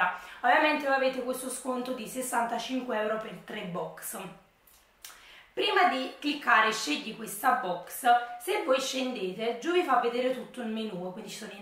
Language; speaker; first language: Italian; native; Italian